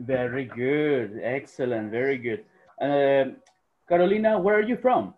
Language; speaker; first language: English; non-native, fluent; Spanish